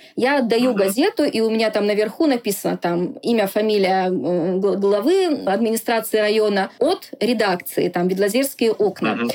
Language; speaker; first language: Russian; non-native, local second language; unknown